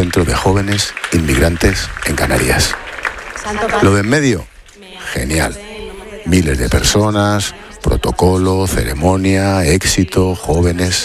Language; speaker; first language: Spanish; native; Spanish